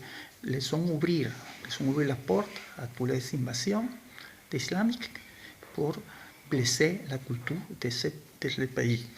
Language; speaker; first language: French; non-native, learner; Spanish